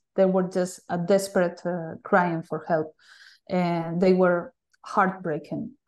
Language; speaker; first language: English; non-native, fluent; Galician